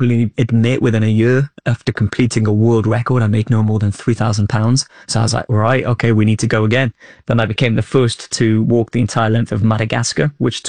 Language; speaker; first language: English; native; English